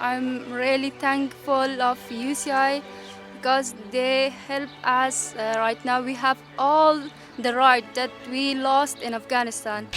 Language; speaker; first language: English; non-native, learner; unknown